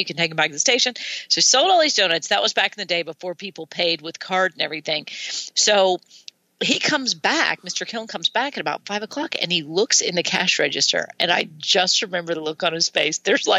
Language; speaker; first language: English; native; English